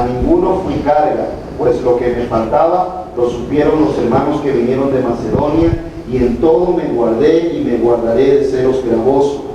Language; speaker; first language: Spanish; native; Spanish